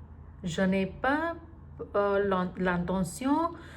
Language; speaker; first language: French; non-native, learner; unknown